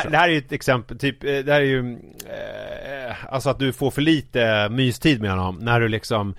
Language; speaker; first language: Swedish; native; Swedish